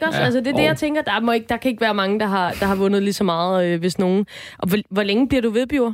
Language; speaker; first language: Danish; native; Danish